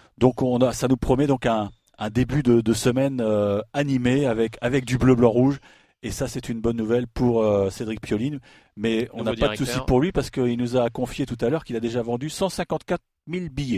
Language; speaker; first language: French; native; French